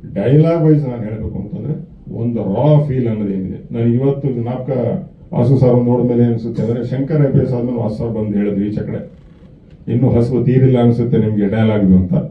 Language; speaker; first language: Kannada; native; Kannada